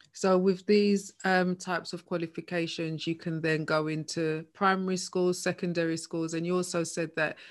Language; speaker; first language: English; native; English